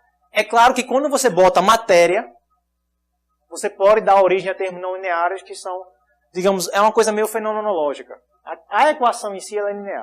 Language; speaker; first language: Portuguese; native; Portuguese